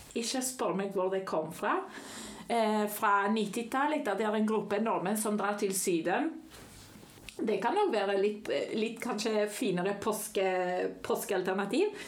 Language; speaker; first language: Norwegian; non-native, fluent; Spanish